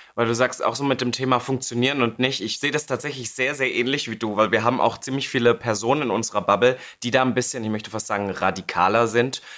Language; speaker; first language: German; native; German